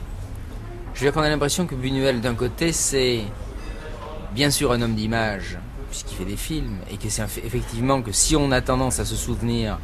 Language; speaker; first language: French; native; French